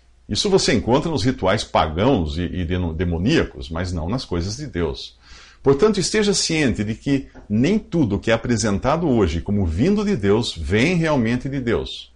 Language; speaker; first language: Portuguese; native; Portuguese